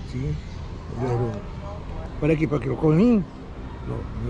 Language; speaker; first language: Spanish; native; Spanish